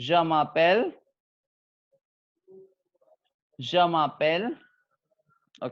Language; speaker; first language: French; non-native, fluent; Hindi